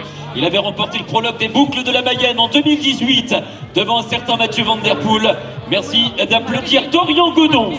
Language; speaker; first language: French; native; French